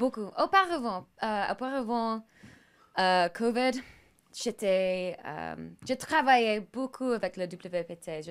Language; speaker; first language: French; non-native, learner; English